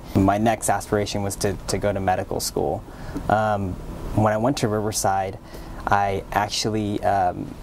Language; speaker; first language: English; native; English